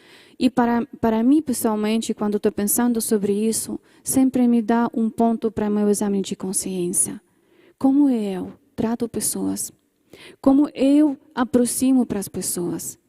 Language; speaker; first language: Portuguese; non-native, fluent; Polish